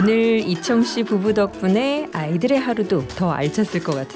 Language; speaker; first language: Korean; native; Korean